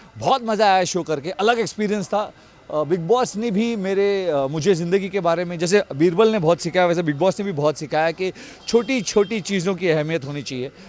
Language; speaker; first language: Hindi; non-native, local second language; Tulu